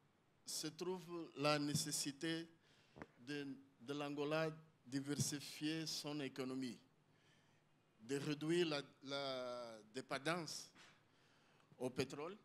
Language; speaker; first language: French; non-native, learner; Portuguese